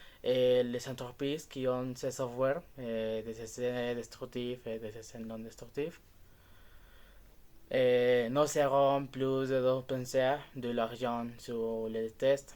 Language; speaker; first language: French; non-native, learner; Spanish